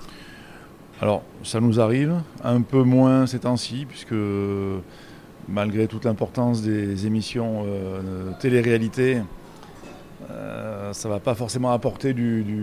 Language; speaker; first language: French; native; French